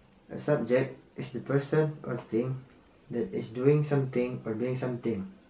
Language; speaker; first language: English; non-native, fluent; Indonesian